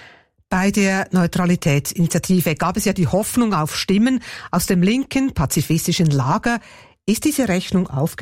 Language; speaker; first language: German; native; German